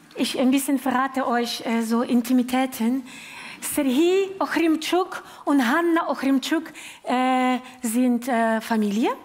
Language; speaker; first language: German; non-native, learner; Ukrainian